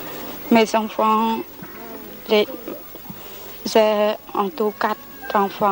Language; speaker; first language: French; non-native, fluent; Khmer